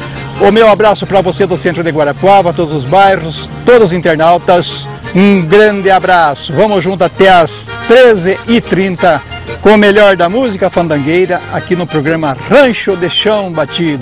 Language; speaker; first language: Portuguese; native; Portuguese